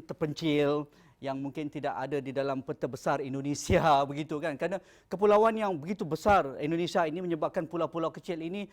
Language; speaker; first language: Malay; native; Malay